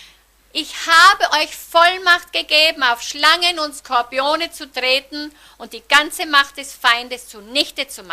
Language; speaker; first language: German; native; German